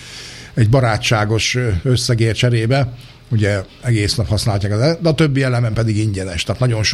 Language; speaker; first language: Hungarian; native; Hungarian